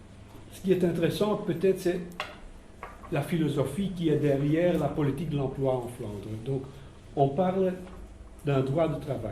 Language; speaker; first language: French; non-native, local second language; Dutch